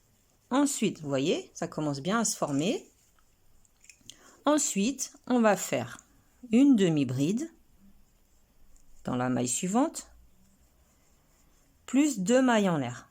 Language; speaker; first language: French; native; French